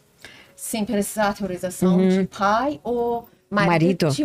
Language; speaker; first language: Portuguese; non-native, learner; Persian